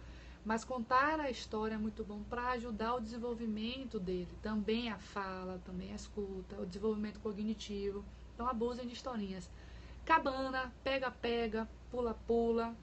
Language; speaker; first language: Portuguese; native; Portuguese